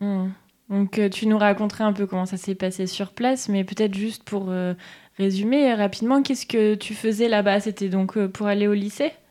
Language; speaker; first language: French; native; French